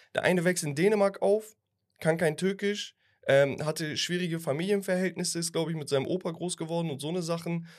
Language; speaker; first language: German; early bilingual, other home language; Turkish